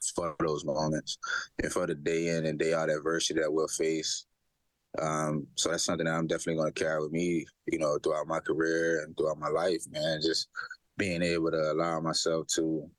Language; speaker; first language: English; native; English